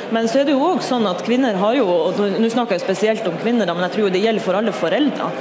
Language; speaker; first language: Norwegian; native; Norwegian